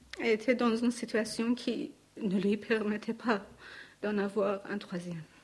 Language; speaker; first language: French; non-native, learner; Persian